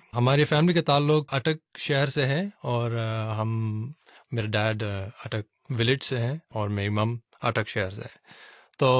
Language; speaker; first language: Urdu; early bilingual, heritage; Urdu